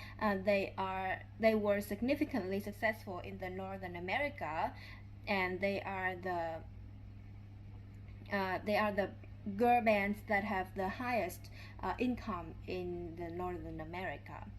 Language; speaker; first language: English; non-native, learner; Vietnamese